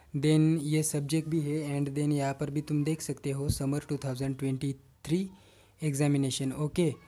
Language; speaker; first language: Hindi; non-native, local second language; Marathi